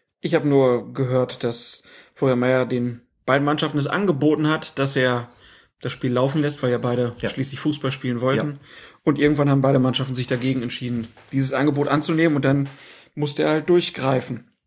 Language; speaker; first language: German; native; German